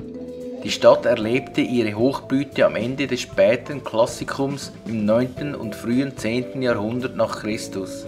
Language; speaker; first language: German; native; German